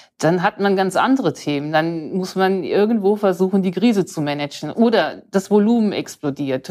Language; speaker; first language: German; native; German